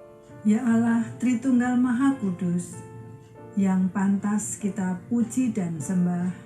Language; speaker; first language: Indonesian; native; Indonesian